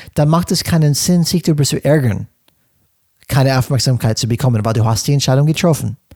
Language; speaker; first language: German; non-native, fluent; English